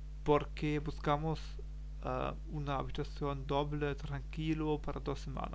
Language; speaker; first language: Spanish; non-native, learner; German